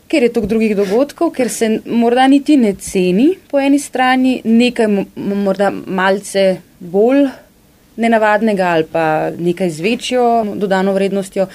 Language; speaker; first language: Slovenian; native; Slovenian